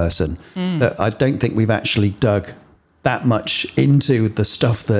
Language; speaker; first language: English; native; English